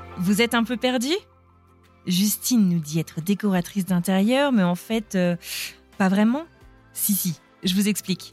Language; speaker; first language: French; native; French